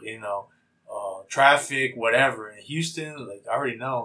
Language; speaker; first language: English; early bilingual, other home language; Spanish